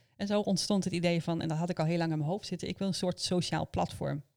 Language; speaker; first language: Dutch; native; Dutch